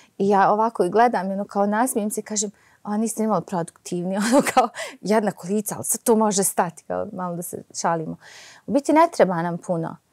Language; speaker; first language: Croatian; native; Croatian